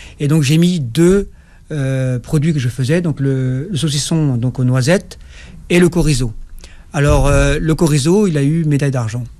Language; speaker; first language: French; non-native, local second language; Kabyle